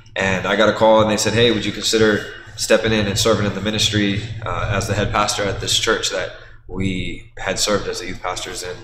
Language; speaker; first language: English; native; English